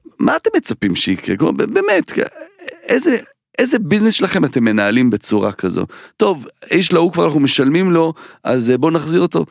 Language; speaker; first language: Hebrew; native; Hebrew